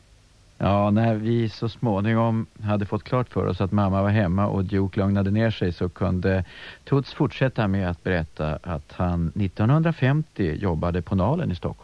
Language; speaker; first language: Swedish; native; Swedish